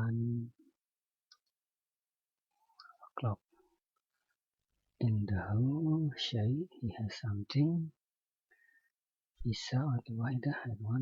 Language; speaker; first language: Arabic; non-native, learner; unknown